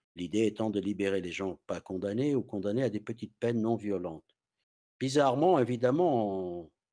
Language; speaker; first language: French; non-native, fluent; English